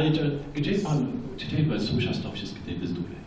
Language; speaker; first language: Polish; non-native, fluent; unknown